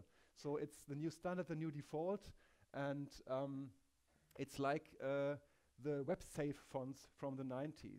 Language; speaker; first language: English; non-native, fluent; German